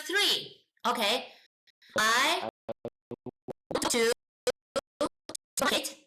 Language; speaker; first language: English; non-native, fluent; Chinese